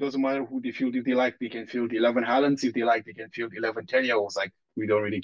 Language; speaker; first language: English; non-native, local second language; Hausa